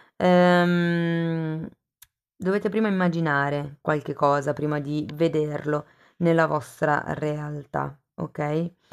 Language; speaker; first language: Italian; native; Italian